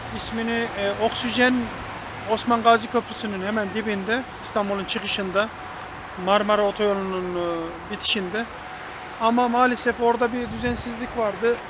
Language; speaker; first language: Turkish; native; Turkish